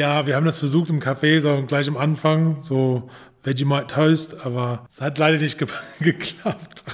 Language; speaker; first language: German; non-native, fluent; English